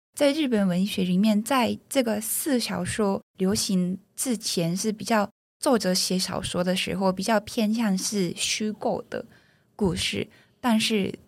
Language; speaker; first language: Chinese; non-native, fluent; Japanese